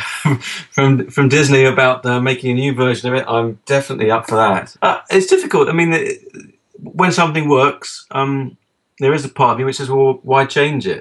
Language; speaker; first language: English; native; English